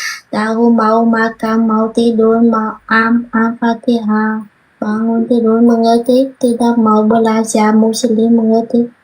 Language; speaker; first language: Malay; non-native, learner; Vietnamese